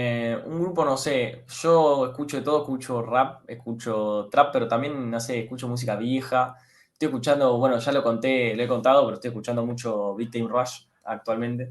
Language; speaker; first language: Spanish; native; Spanish